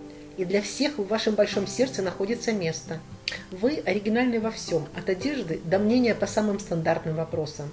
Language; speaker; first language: Russian; native; Russian